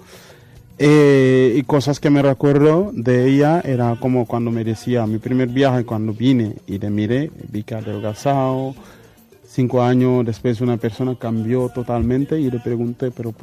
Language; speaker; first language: Spanish; non-native, fluent; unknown